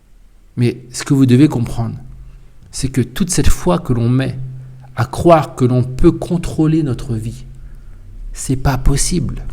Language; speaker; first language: French; native; French